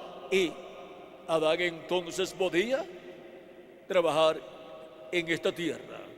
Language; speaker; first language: Spanish; native; Spanish